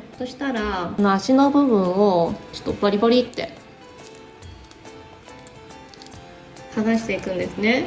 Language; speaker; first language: Japanese; native; Japanese